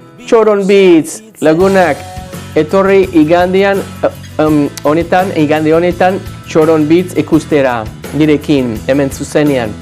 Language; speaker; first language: Basque; non-native, learner; English